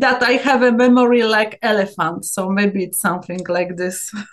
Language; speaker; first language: English; non-native, learner; Polish